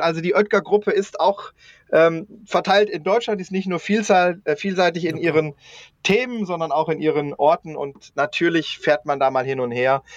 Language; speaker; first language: German; native; German